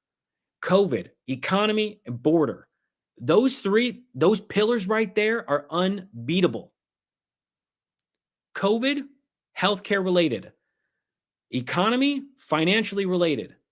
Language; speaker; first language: English; native; English